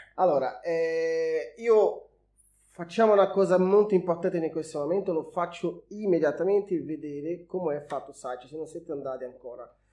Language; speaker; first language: Italian; non-native, fluent; Portuguese